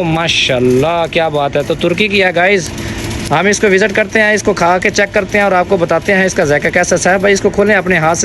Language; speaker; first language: Hindi; native; Hindi